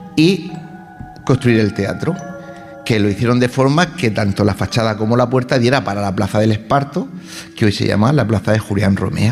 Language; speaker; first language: Spanish; native; Spanish